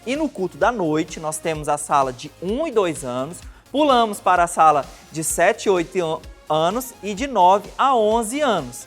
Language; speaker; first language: Portuguese; native; Portuguese